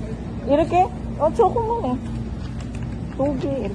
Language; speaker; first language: Korean; non-native, learner; Filipino